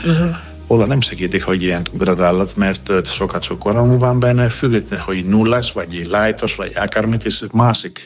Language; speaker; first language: Hungarian; non-native, fluent; Greek